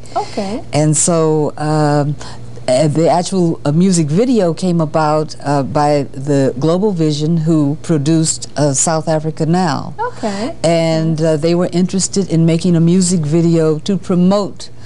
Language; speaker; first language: English; native; English